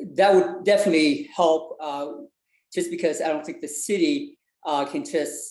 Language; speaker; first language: English; early bilingual, other home language; Vietnamese